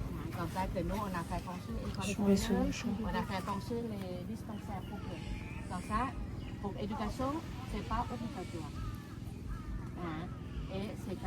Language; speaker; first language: French; non-native, learner; Thai